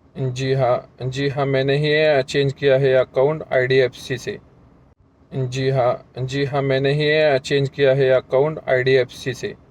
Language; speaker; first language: Hindi; non-native, local second language; Marathi